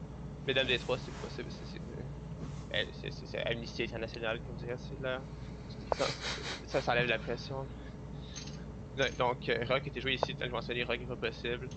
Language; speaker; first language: French; native; French